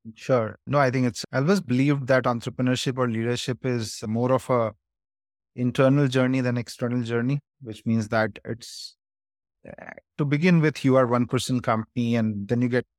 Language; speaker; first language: English; non-native, local second language; Hindi